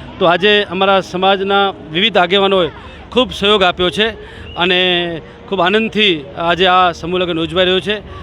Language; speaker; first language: Gujarati; native; Gujarati